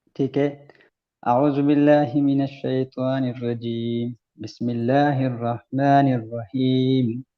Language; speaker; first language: Hindi; non-native, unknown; Pashto